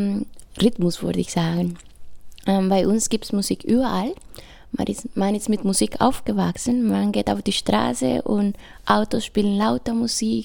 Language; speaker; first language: German; non-native, fluent; Spanish